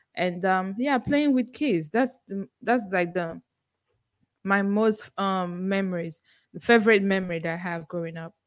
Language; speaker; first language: English; non-native, local second language; Igbo